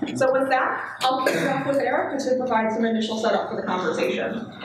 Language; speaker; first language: English; native; English